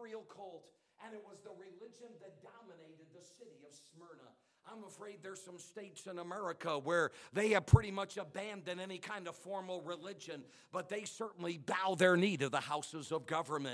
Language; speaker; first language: English; native; English